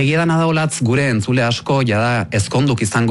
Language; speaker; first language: Basque; native; Basque